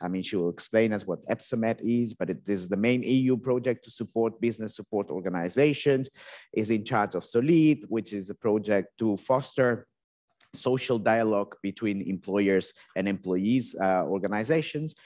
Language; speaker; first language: English; non-native, fluent; Catalan